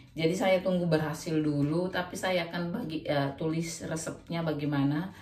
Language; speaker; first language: Indonesian; non-native, local second language; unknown